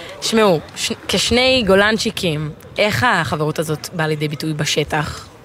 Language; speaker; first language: Hebrew; native; Hebrew